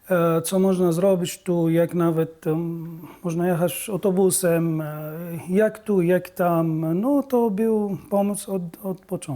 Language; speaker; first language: Polish; non-native, learner; Arabic